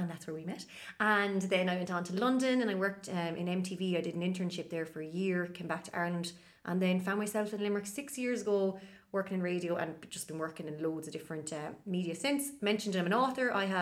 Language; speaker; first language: English; native; English